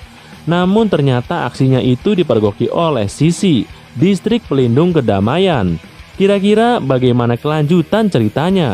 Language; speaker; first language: Indonesian; native; Indonesian